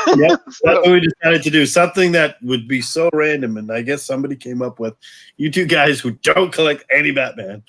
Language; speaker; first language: English; native; English